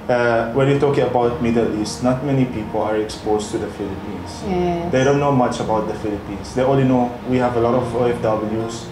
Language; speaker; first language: English; non-native, fluent; Arabic